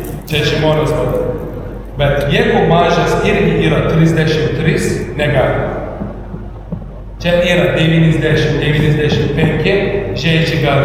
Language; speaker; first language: Lithuanian; non-native, learner; Turkish